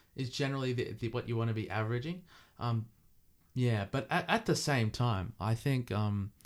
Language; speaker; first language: English; native; English